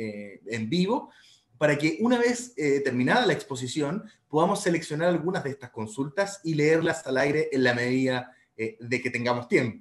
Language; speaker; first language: Spanish; native; Spanish